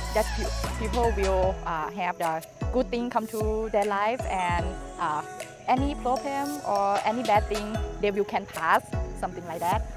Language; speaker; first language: English; non-native, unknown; Thai